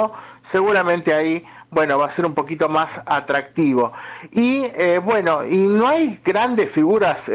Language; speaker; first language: Spanish; native; Spanish